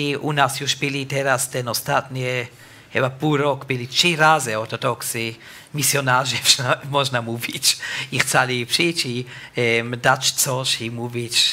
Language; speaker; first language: Polish; non-native, learner; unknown